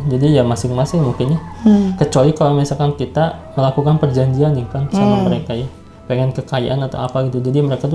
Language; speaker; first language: Indonesian; native; Indonesian